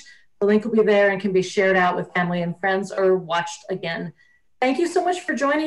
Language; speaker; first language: English; native; English